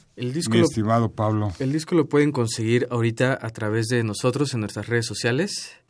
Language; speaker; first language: Spanish; native; Spanish